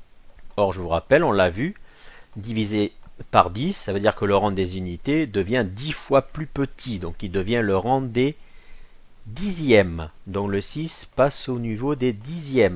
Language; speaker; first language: French; native; French